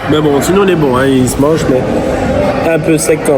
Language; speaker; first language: French; native; French